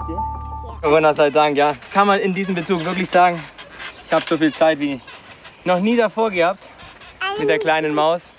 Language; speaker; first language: German; native; German